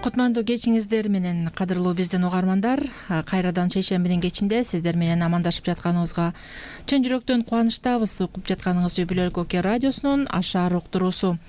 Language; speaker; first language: Kyrgyz; native; Kyrgyz